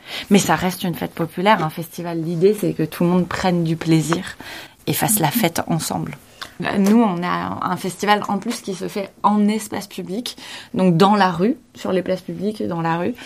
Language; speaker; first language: French; native; French